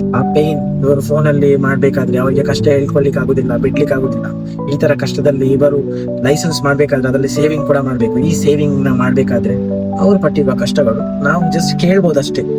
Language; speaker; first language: Kannada; non-native, local second language; Konkani